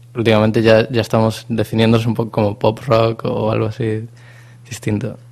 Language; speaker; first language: Spanish; non-native, local second language; Galician